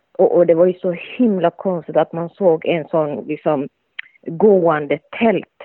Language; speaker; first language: Swedish; non-native, fluent; Somali